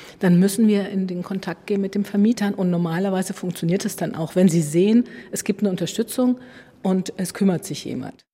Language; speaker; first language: German; native; German